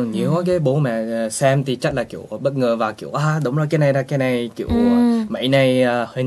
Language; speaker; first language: Vietnamese; early bilingual, heritage; Vietnamese